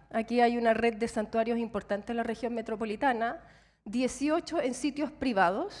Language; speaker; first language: Spanish; native; Spanish